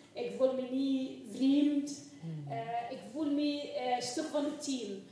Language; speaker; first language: Dutch; non-native, learner; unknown